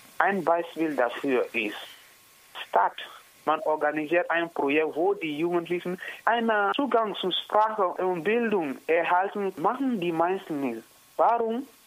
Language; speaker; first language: German; non-native, fluent; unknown